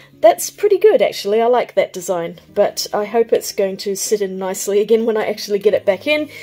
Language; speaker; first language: English; native; English